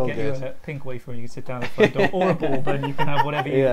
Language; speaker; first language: English; native; English